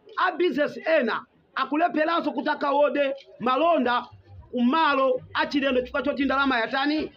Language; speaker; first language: Nyanja; non-native, local second language; Tumbuka